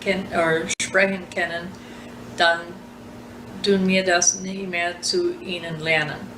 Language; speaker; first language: German; early bilingual, heritage; German